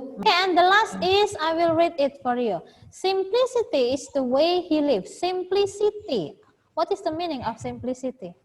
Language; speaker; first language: English; non-native, learner; Indonesian